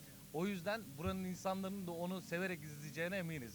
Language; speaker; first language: Turkish; native; Turkish